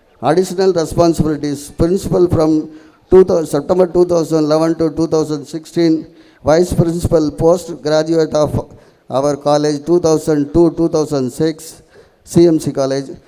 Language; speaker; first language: English; non-native, local second language; Tamil